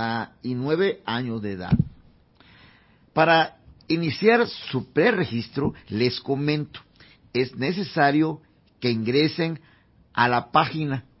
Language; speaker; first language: Spanish; native; Spanish